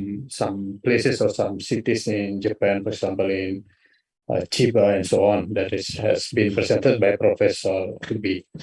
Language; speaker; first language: English; non-native, fluent; Indonesian